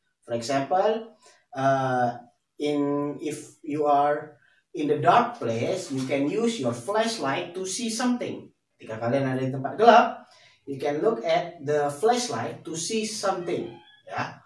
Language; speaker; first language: English; non-native, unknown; Indonesian